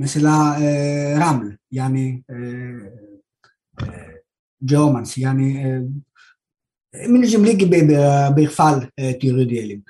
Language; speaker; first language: Turkish; non-native, fluent; Greek